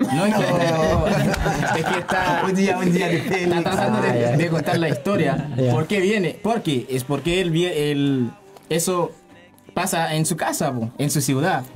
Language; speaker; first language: Spanish; non-native, learner; Haitian Creole